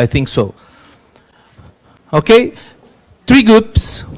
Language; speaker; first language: English; non-native, learner; Portuguese